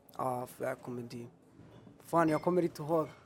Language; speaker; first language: Swedish; early bilingual, other home language; Albanian